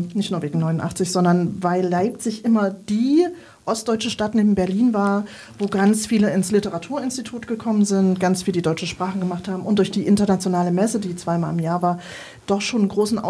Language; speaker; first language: German; native; German